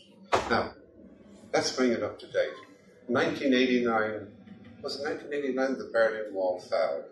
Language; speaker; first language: English; native; English